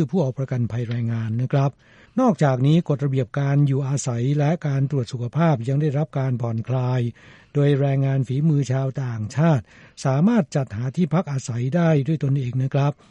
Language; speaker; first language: Thai; native; Thai